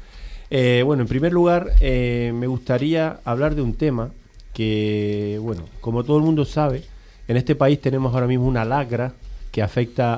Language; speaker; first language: Spanish; native; Spanish